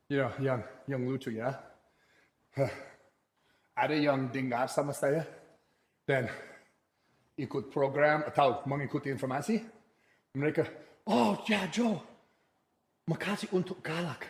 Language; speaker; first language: Indonesian; non-native, fluent; English